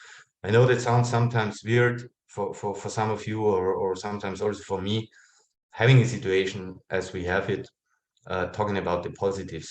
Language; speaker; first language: English; non-native, fluent; German